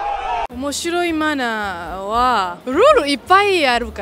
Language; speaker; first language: Japanese; non-native, learner; English